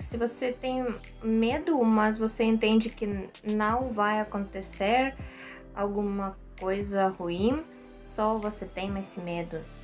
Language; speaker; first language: Portuguese; non-native, learner; Russian